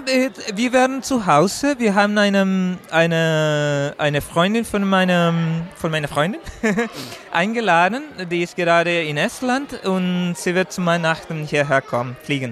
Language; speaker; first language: German; non-native, learner; Spanish